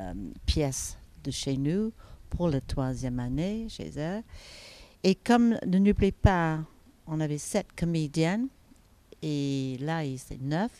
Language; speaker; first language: French; non-native, fluent; English